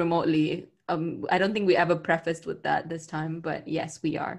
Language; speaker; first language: English; non-native, local second language; Tamil